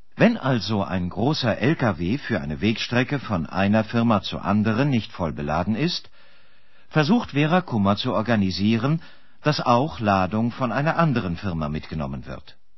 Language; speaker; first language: German; native; German